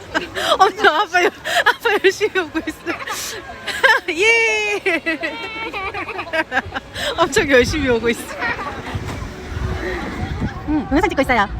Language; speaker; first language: Korean; early bilingual, other home language; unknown